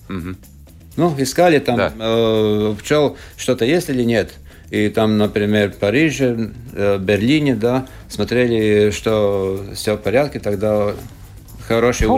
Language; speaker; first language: Russian; non-native, local second language; Latvian